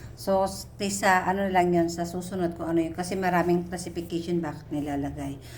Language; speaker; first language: Filipino; native; Filipino